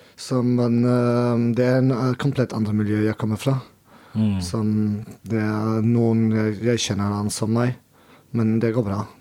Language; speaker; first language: Norwegian; non-native, learner; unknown